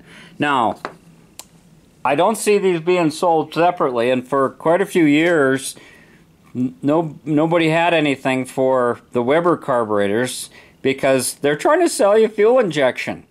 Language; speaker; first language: English; native; English